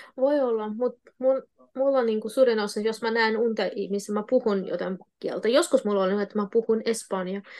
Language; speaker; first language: Finnish; non-native, fluent; Russian